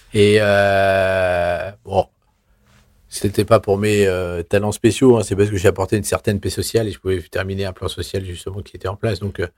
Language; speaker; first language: French; native; French